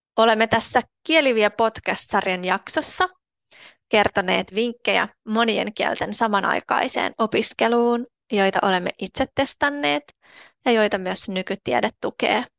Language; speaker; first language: Finnish; non-native, fluent; Russian